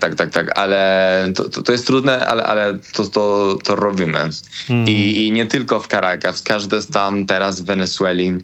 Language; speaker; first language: Polish; non-native, learner; Spanish